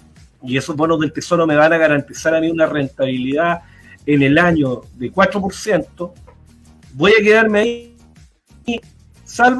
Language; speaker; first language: Spanish; native; Spanish